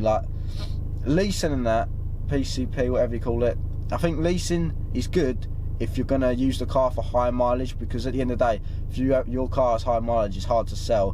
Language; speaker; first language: English; native; English